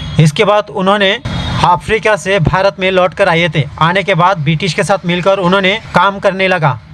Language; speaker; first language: Hindi; non-native, local second language; Bangla